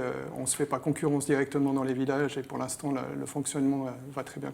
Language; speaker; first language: French; native; French